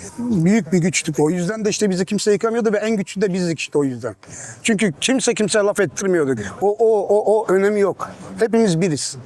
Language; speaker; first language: Turkish; early bilingual, heritage; Turkish